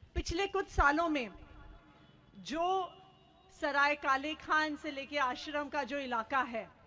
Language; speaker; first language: Hindi; native; Hindi